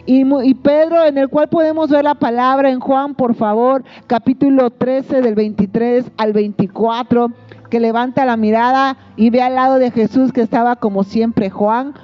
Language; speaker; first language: Spanish; native; Spanish